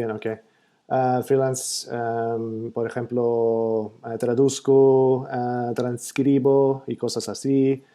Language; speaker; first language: Spanish; non-native, learner; Swedish